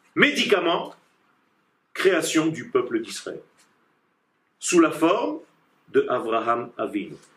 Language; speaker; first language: French; non-native, fluent; Hebrew